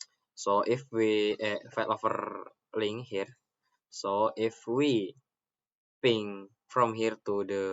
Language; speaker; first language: English; non-native, learner; Indonesian